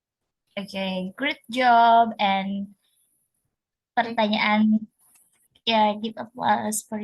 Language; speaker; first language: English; non-native, learner; Indonesian